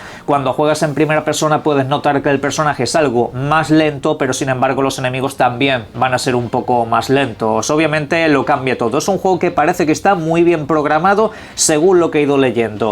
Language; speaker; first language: Spanish; native; Spanish